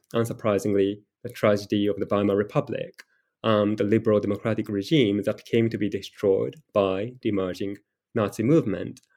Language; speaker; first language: English; non-native, fluent; Japanese